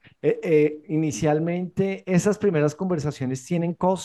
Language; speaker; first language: Spanish; native; Spanish